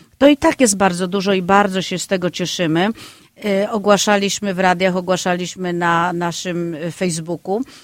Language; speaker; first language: Polish; native; Polish